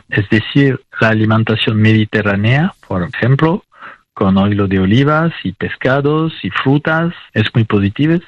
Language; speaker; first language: Spanish; non-native, fluent; French